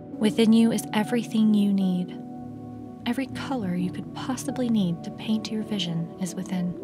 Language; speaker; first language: English; native; English